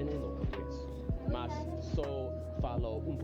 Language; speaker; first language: Portuguese; non-native, learner; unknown